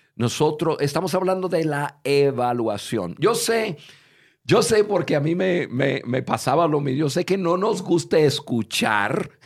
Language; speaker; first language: Spanish; non-native, fluent; English